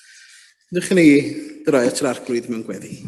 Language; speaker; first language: Welsh; native; Welsh